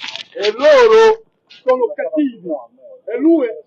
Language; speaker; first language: Italian; non-native, learner; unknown